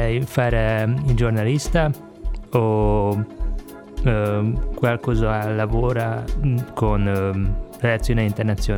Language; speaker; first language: Italian; non-native, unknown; Hungarian